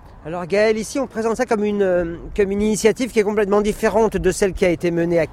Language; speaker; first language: French; native; French